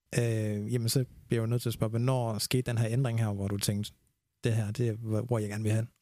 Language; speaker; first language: Danish; early bilingual, other home language; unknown